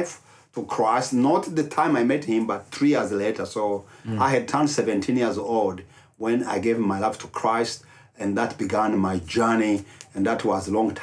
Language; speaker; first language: English; non-native, local second language; Kinyarwanda